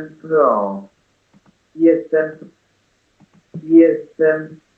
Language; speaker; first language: Polish; non-native, learner; English